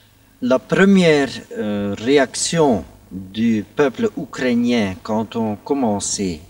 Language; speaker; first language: French; non-native, fluent; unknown